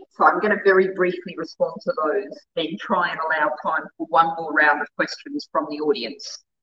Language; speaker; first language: English; native; English